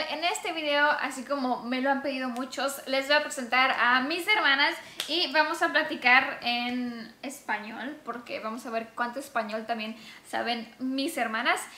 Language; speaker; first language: Spanish; non-native, fluent; Romanian